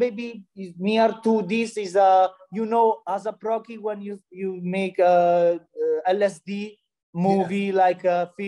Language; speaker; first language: English; non-native, learner; Italian